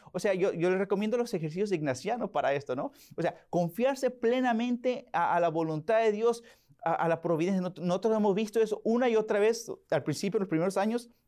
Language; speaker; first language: Spanish; early bilingual, heritage; Spanish